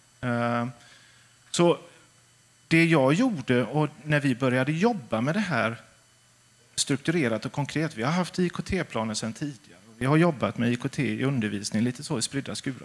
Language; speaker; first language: Swedish; native; Swedish